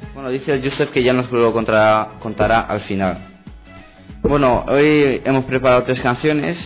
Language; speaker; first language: Spanish; early bilingual, other home language; Arabic